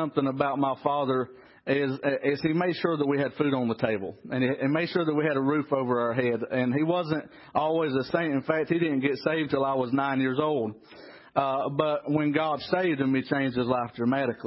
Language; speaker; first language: English; native; English